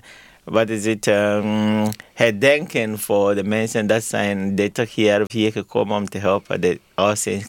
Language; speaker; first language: Dutch; non-native, learner; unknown